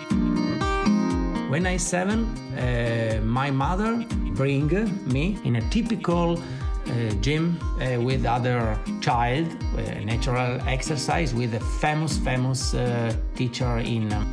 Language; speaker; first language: English; non-native, learner; Italian